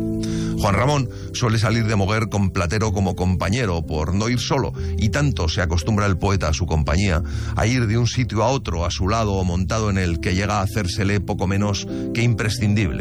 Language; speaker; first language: Spanish; native; Spanish